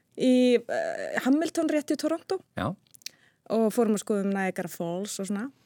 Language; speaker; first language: Icelandic; non-native, fluent; Dutch